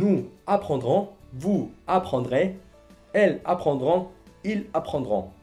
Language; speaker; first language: French; non-native, fluent; Spanish